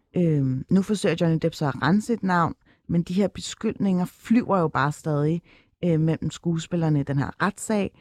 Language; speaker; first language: Danish; early bilingual, other home language; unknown